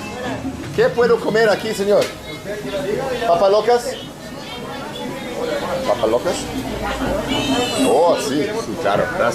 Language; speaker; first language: Spanish; non-native, learner; English